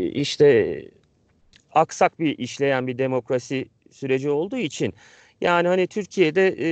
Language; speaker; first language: Turkish; native; Turkish